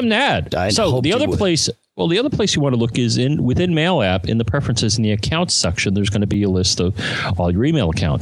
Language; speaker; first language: English; native; English